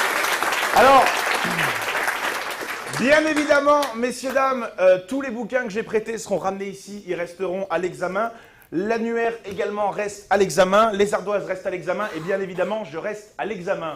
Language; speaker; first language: French; native; French